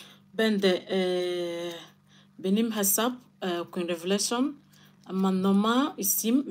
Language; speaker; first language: Turkish; non-native, learner; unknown